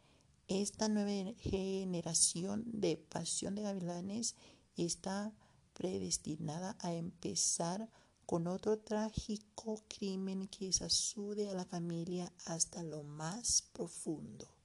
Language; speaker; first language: Spanish; non-native, learner; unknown